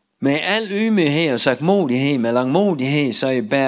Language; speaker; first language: Danish; non-native, fluent; Russian